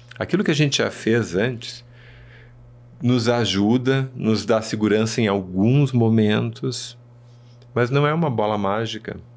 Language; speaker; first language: Portuguese; early bilingual, other home language; Spanish